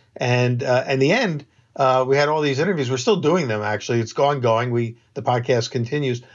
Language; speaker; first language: English; native; English